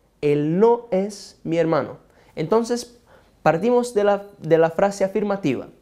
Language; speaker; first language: Spanish; non-native, fluent; Portuguese